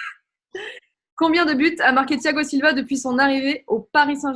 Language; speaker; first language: French; native; French